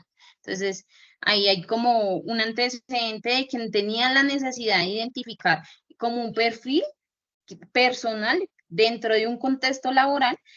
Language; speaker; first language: Spanish; native; Spanish